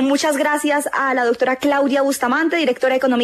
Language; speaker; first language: Spanish; native; Spanish